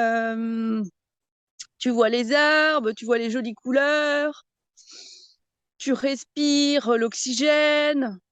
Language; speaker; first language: French; native; French